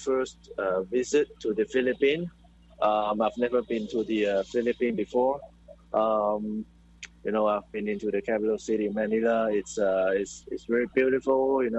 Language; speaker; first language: English; non-native, local second language; Cantonese